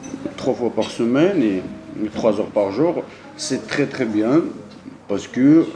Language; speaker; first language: French; non-native, learner; Georgian